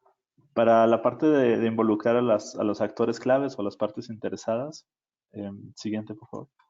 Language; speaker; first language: Spanish; native; Spanish